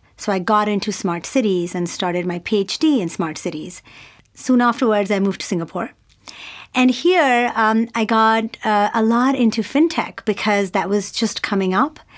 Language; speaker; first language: English; non-native, local second language; Urdu